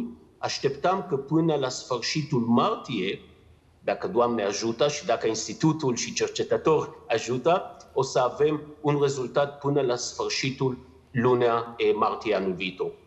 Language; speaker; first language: Romanian; non-native, learner; Hebrew